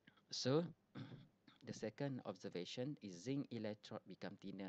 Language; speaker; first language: English; non-native, local second language; Malay